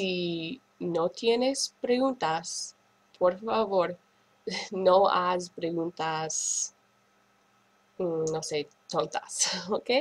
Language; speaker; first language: Spanish; non-native, fluent; English